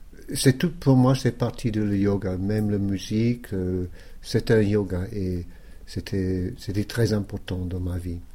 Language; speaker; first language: French; non-native, fluent; English